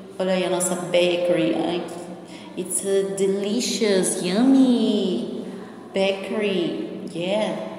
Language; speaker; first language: English; non-native, fluent; Portuguese